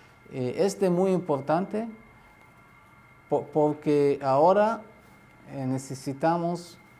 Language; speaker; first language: Spanish; non-native, learner; Arabic